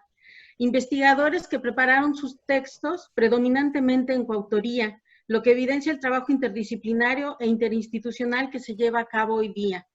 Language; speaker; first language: Spanish; native; Spanish